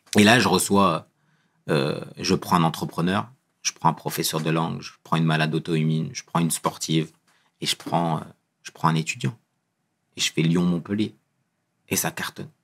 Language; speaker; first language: French; early bilingual, other home language; Kabyle